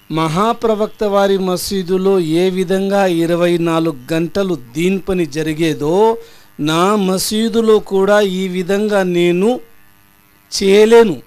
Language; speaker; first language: Telugu; non-native, local second language; Urdu